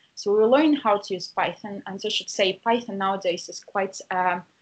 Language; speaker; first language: English; non-native, fluent; Russian